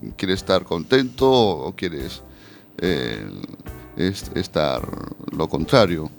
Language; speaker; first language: Spanish; native; Spanish